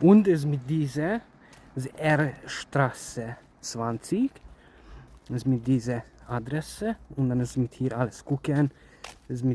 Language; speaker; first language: German; non-native, learner; Hungarian